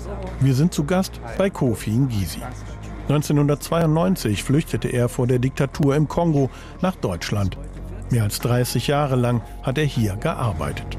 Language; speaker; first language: German; native; German